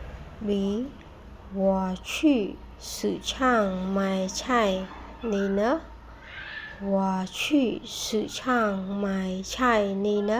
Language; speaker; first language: Chinese; non-native, fluent; Khmer